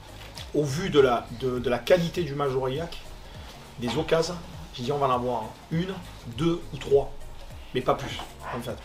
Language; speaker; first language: French; native; French